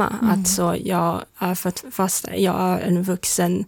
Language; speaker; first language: Swedish; non-native, fluent; Chinese